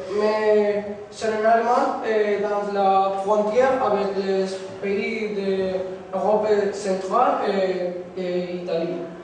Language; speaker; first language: French; non-native, learner; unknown